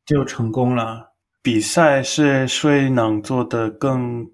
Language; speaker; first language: Chinese; non-native, learner; English